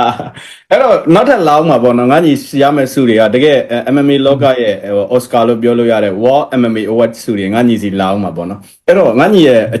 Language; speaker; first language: Burmese; native; Burmese